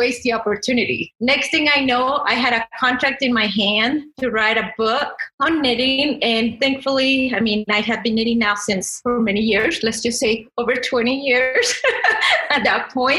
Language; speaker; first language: English; non-native, fluent; Spanish